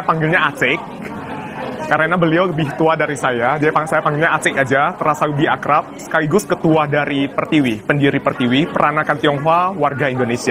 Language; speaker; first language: Indonesian; native; Indonesian